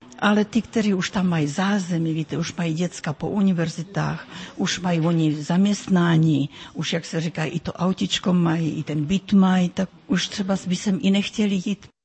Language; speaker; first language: Czech; early bilingual, heritage; Czech